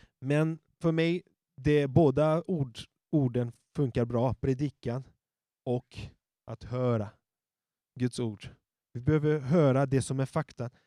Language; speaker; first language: Swedish; non-native, fluent; Portuguese